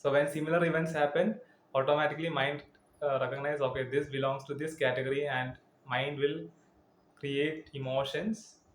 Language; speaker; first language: English; non-native, local second language; Malayalam